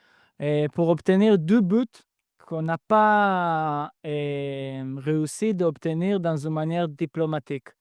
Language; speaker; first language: French; non-native, fluent; Hebrew